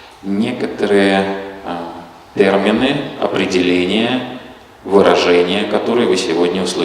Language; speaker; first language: Russian; native; Russian